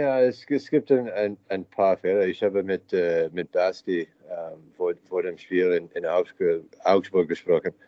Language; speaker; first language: German; non-native, learner; English